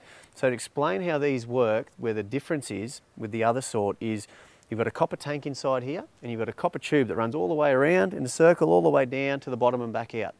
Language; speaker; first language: English; native; English